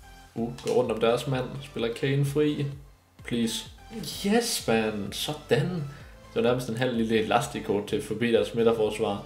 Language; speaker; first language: Danish; native; Danish